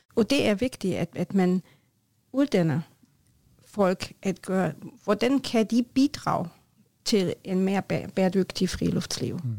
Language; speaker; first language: Norwegian; non-native, learner; German